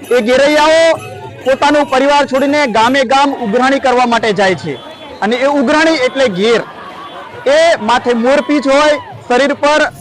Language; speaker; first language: Gujarati; native; Gujarati